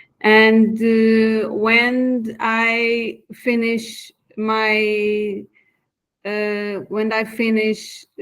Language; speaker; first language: English; non-native, learner; Portuguese